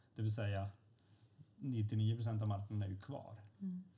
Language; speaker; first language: Swedish; native; Swedish